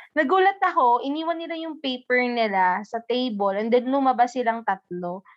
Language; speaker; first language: Filipino; non-native, local second language; Hiligaynon